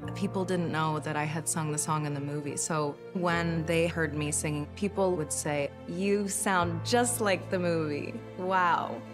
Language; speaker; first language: English; native; English